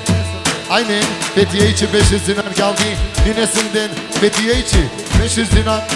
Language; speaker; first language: Turkish; non-native, local second language; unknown